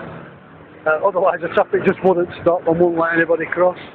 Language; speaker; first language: English; native; English